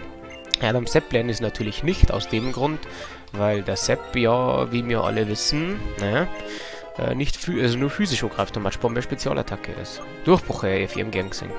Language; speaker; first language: German; native; German